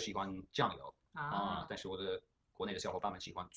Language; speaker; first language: Chinese; early bilingual, heritage; English